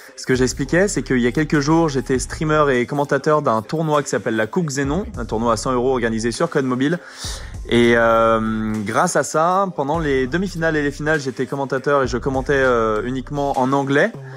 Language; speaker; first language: French; native; French